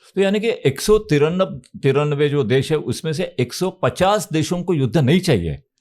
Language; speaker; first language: Hindi; non-native, local second language; Marathi